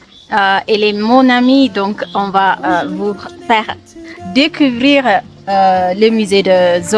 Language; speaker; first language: French; non-native, learner; Amharic